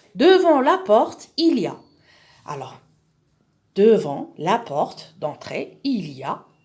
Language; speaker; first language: French; non-native, local second language; Arabic